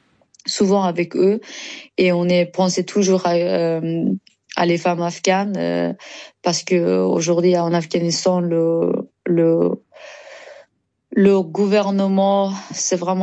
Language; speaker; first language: French; non-native, learner; Persian